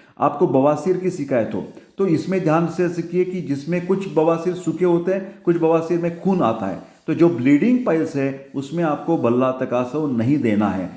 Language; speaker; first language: Hindi; non-native, local second language; Marathi